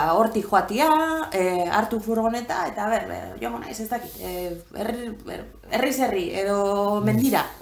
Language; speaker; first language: Basque; native; Basque